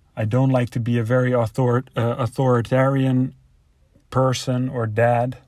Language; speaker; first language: English; non-native, fluent; Dutch